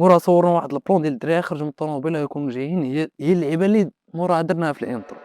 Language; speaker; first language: Arabic; native; Arabic